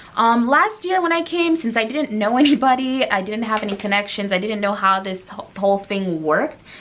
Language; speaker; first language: English; native; English